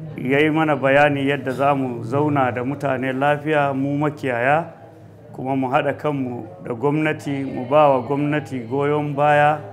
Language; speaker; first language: Hausa; non-native, local second language; Fula